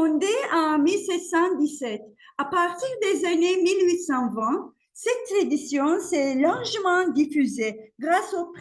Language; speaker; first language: French; non-native, fluent; Turkish